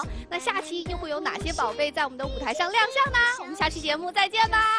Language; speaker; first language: Chinese; native; Chinese